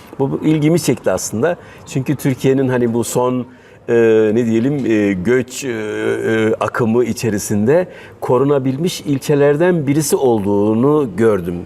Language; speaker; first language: Turkish; native; Turkish